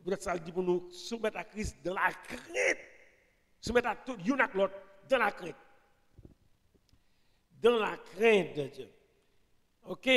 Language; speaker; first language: French; non-native, local second language; Haitian Creole